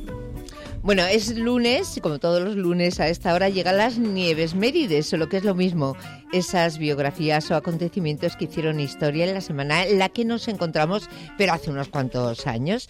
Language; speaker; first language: Spanish; native; Spanish